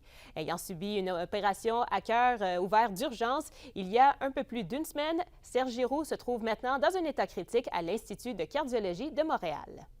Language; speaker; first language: French; native; French